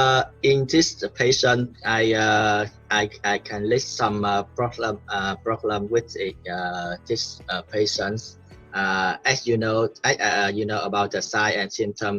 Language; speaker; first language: English; non-native, learner; Vietnamese